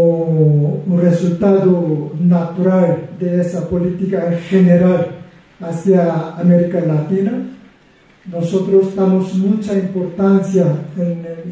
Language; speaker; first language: Spanish; non-native, fluent; Korean